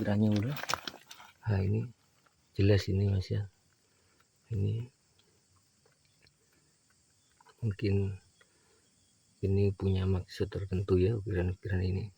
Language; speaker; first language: Indonesian; non-native, local second language; Javanese